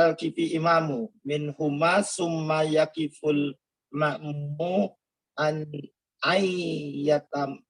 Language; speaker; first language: Arabic; non-native, learner; Indonesian